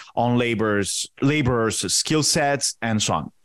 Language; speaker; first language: English; non-native, fluent; Italian